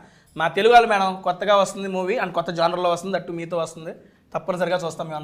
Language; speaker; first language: Telugu; native; Telugu